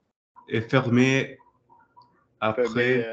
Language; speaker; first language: French; non-native, learner; English